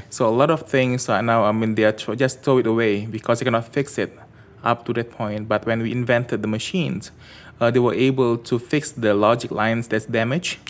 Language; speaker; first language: English; early bilingual, other home language; Indonesian